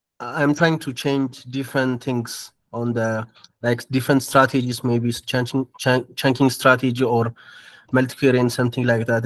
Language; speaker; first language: English; non-native, learner; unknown